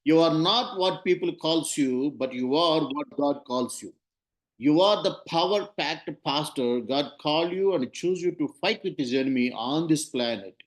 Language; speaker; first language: English; non-native, local second language; Telugu